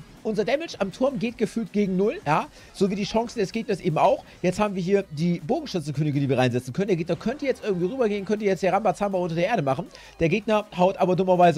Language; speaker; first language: German; native; German